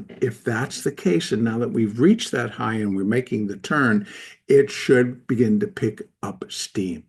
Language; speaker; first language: English; native; English